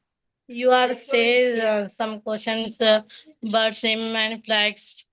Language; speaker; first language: English; non-native, learner; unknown